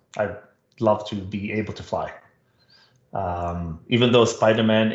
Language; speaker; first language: English; non-native, fluent; Arabic